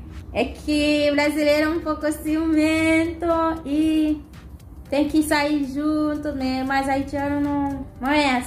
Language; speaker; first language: Portuguese; non-native, fluent; Haitian Creole